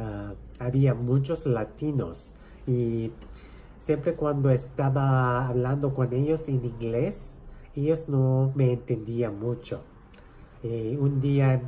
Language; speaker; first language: Spanish; non-native, fluent; Japanese